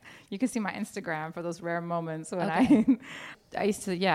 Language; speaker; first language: English; native; English